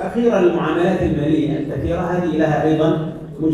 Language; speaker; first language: Arabic; native; Arabic